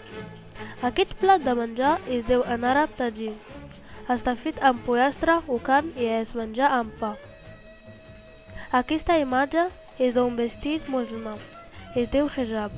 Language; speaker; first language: Catalan; early bilingual, other home language; Arabic